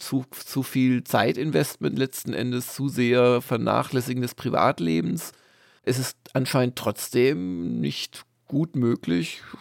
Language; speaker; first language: German; native; German